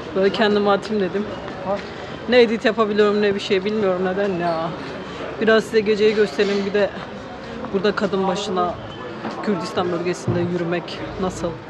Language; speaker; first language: Turkish; native; Turkish